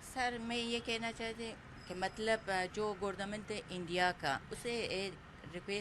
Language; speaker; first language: Hindi; non-native, fluent; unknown